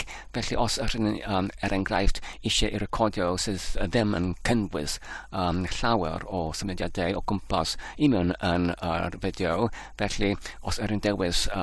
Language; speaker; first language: Welsh; non-native, learner; Polish